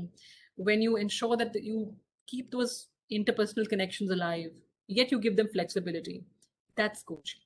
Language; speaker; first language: English; non-native, local second language; Hindi